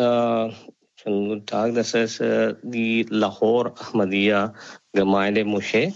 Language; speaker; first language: German; non-native, learner; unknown